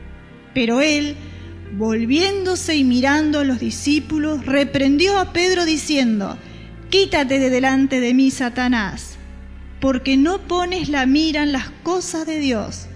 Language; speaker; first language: Spanish; native; Spanish